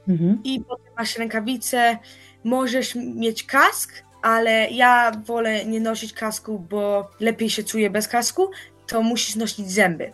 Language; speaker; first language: Polish; early bilingual, heritage; Polish